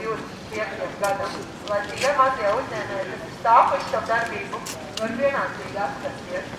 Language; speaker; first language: Latvian; native; Latvian